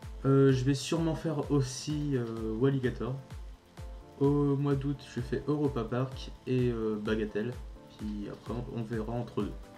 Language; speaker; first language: French; native; French